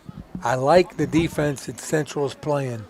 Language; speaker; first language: English; native; English